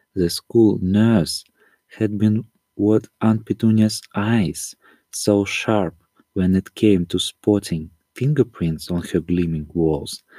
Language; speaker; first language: English; non-native, learner; Russian